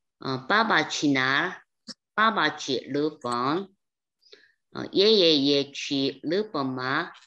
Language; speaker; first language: Chinese; non-native, learner; Korean